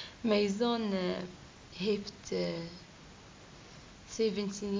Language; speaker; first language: Dutch; non-native, learner; Arabic